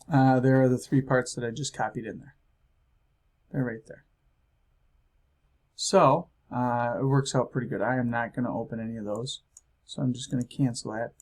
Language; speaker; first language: English; native; English